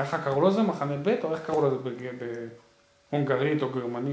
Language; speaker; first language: Hebrew; native; Hebrew